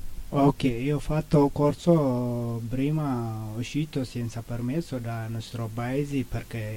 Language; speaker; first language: Italian; non-native, learner; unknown